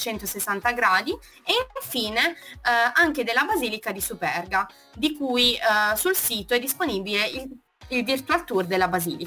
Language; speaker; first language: Italian; native; Italian